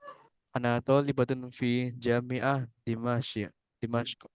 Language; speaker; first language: Arabic; non-native, learner; Indonesian